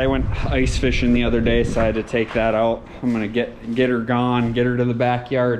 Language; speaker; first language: English; native; English